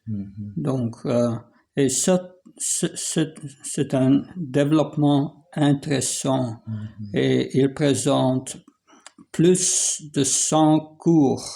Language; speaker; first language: French; non-native, fluent; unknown